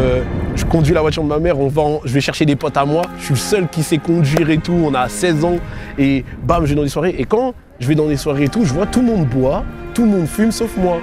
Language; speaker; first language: French; native; French